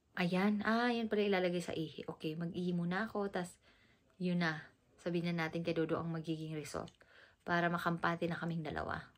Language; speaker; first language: Filipino; non-native, local second language; Cebuano